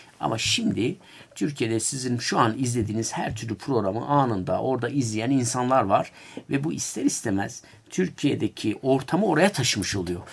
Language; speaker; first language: Turkish; native; Turkish